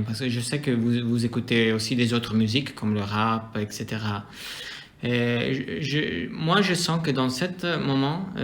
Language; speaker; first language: French; non-native, fluent; Italian